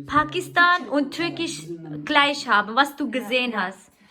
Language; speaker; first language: German; early bilingual, other home language; Urdu